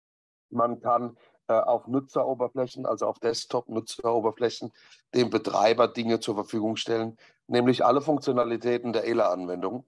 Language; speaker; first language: German; native; German